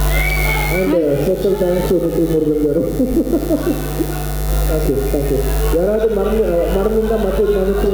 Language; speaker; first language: Tamil; non-native, local second language; Telugu